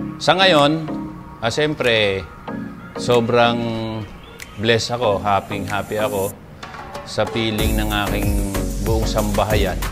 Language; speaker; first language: Filipino; native; Filipino